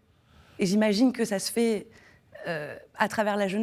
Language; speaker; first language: French; native; French